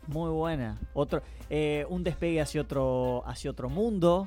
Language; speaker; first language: Spanish; native; Spanish